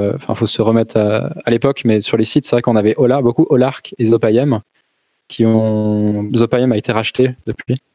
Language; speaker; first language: French; native; French